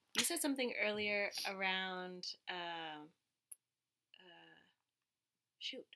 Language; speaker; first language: English; early bilingual, other home language; Cantonese